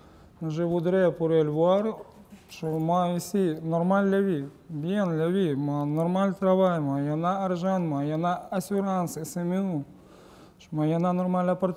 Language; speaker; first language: French; non-native, learner; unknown